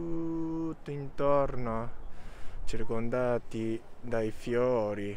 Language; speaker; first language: Italian; non-native, learner; Japanese